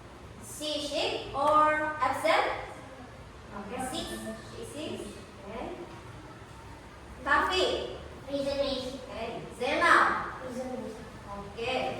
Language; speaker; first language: English; non-native, learner; Indonesian